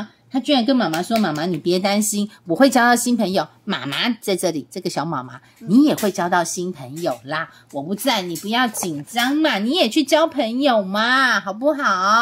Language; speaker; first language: Chinese; native; Chinese